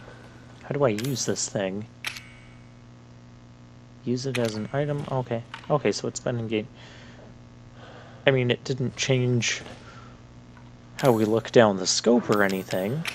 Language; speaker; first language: English; native; English